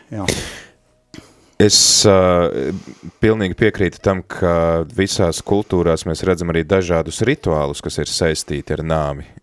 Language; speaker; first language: Latvian; native; Latvian